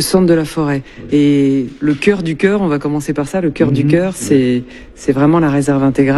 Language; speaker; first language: French; native; French